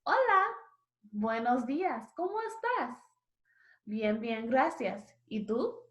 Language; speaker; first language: Spanish; non-native, learner; English